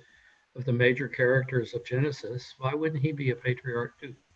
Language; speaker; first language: English; native; English